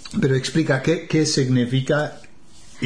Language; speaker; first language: Spanish; non-native, fluent; English